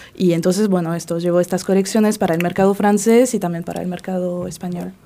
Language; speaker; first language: Spanish; non-native, fluent; French